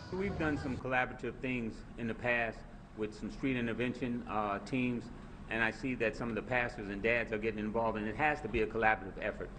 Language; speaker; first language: English; native; English